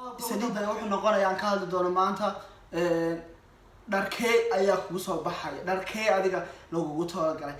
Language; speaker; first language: Somali; early bilingual, heritage; Somali